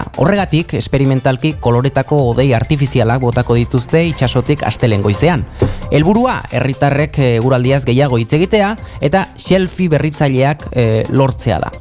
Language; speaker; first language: Basque; native; Basque